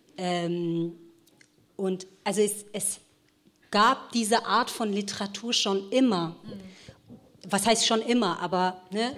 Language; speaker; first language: German; early bilingual, other home language; Kurdish